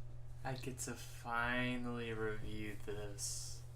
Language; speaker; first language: English; native; English